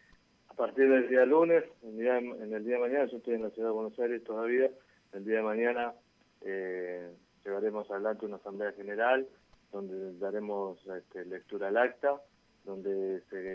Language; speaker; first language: Spanish; native; Spanish